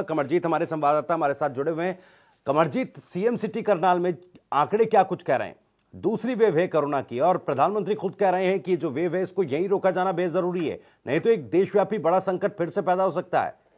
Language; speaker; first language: Hindi; native; Hindi